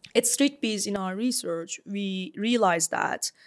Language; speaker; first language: English; non-native, fluent; Turkish